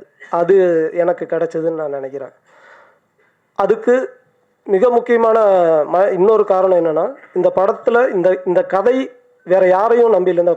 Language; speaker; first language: Tamil; native; Tamil